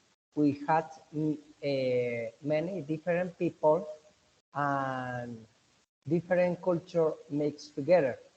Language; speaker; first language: English; non-native, learner; Spanish